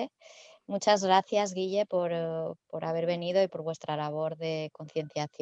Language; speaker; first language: Spanish; native; Spanish